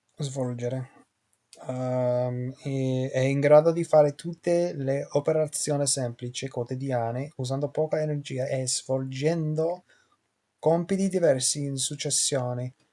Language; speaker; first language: Italian; non-native, learner; English